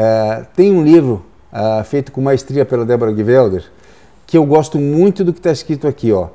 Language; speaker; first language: Portuguese; native; Portuguese